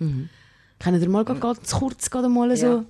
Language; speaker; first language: German; native; German